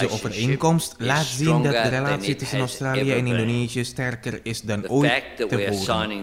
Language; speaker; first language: Dutch; non-native, fluent; Indonesian